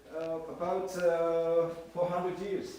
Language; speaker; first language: English; non-native, learner; Japanese